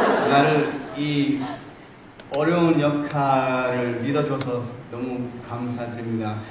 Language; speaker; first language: Korean; early bilingual, heritage; English